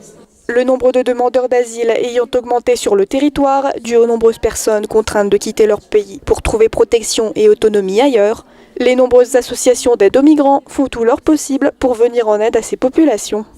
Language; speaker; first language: French; native; French